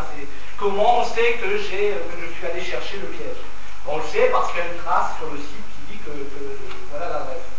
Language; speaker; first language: French; native; French